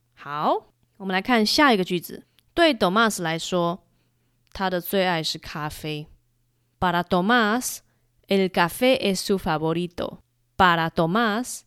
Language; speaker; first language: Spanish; non-native, fluent; Chinese